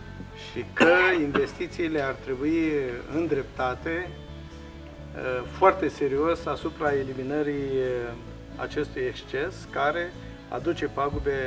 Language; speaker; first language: Romanian; native; Romanian